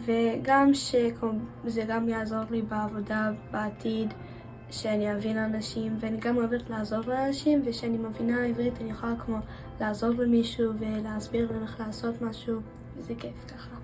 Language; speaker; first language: Hebrew; early bilingual, heritage; Hebrew